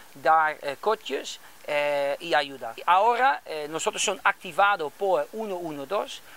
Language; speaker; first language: Spanish; non-native, learner; Dutch